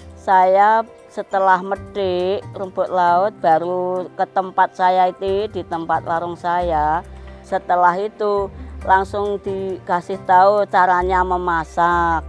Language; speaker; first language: Indonesian; non-native, local second language; Javanese